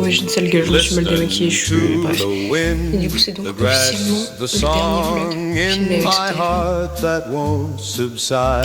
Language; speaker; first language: French; native; French